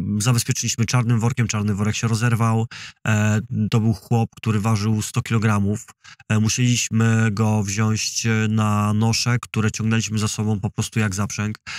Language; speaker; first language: Polish; native; Polish